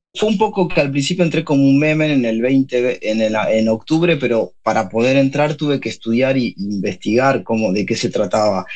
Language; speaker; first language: Spanish; native; Spanish